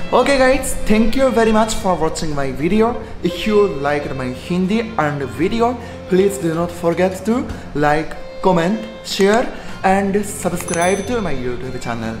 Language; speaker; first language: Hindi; non-native, learner; Japanese